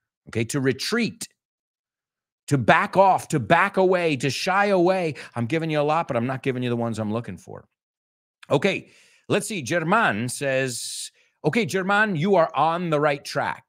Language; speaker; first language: English; native; English